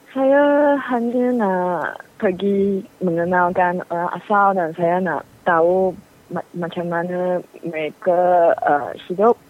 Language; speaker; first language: Malay; non-native, learner; Chinese